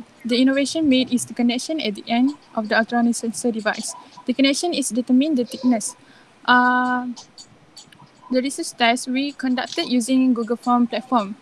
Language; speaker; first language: English; non-native, local second language; Malay